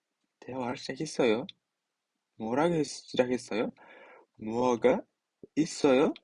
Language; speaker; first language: Korean; non-native, fluent; Uzbek